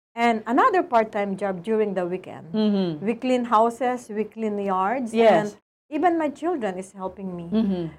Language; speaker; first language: English; non-native, local second language; Filipino